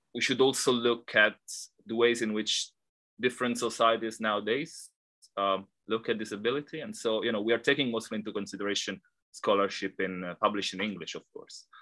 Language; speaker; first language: English; non-native, fluent; Italian